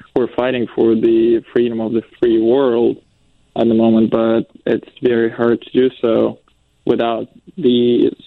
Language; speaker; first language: English; non-native, fluent; Ukrainian